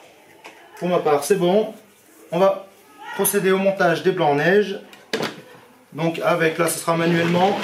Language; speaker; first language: French; native; French